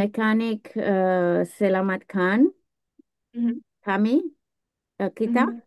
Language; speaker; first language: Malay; non-native, learner; German